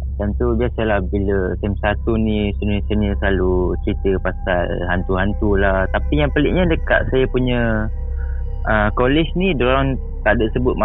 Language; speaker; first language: Malay; native; Malay